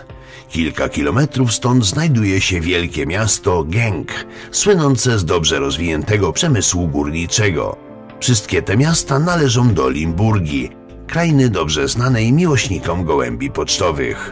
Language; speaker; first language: Polish; native; Polish